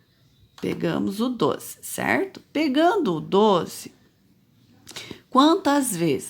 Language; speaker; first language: Portuguese; native; Portuguese